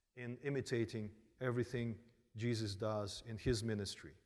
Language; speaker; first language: English; early bilingual, other home language; Korean